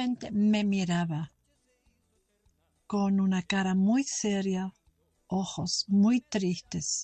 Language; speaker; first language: Spanish; non-native, fluent; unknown